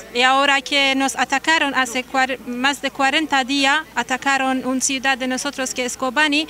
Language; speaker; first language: Spanish; non-native, learner; Kurdish